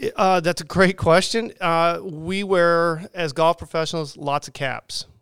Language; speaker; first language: English; native; English